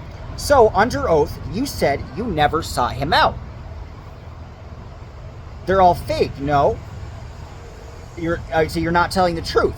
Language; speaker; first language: English; native; English